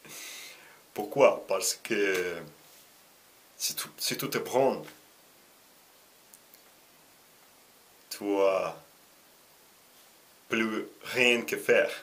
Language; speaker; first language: French; non-native, learner; Russian